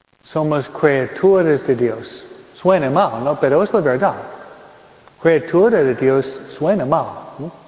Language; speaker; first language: Spanish; non-native, fluent; English